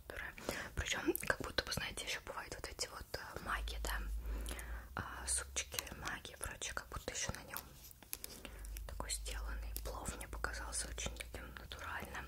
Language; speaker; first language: Russian; native; Russian